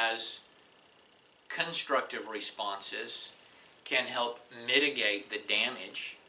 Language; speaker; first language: English; native; English